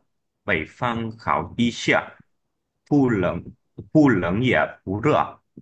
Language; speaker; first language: Chinese; non-native, learner; Vietnamese